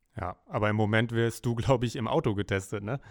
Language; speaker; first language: German; native; German